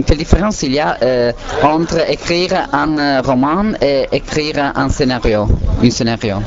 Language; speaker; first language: French; non-native, learner; Italian